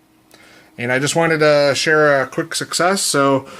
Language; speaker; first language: English; native; English